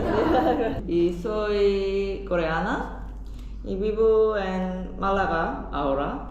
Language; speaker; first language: Spanish; non-native, learner; Korean